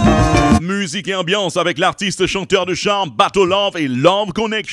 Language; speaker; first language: French; non-native, local second language; Haitian Creole